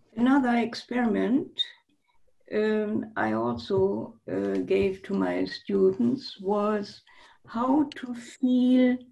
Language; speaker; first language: English; non-native, fluent; German